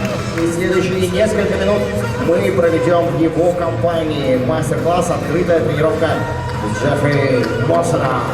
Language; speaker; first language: Russian; native; Russian